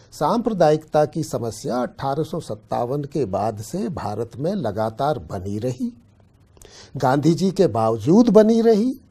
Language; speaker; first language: Hindi; native; Hindi